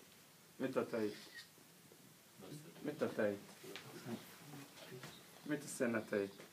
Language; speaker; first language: Finnish; non-native, learner; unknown